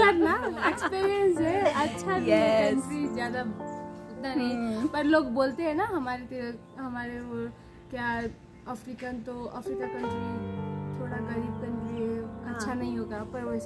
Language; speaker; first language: Hindi; non-native, learner; Nepali